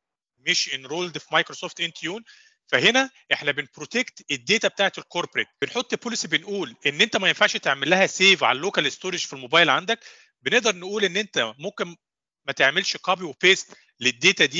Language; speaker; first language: Arabic; native; Arabic